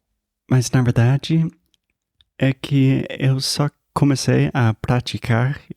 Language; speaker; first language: Portuguese; non-native, fluent; English